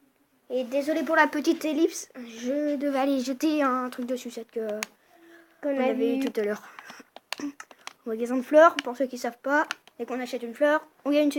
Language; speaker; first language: French; native; French